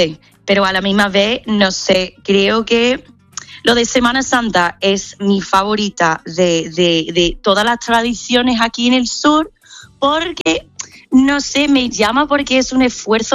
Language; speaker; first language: Spanish; non-native, fluent; English